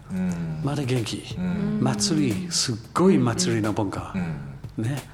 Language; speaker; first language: Japanese; non-native, learner; English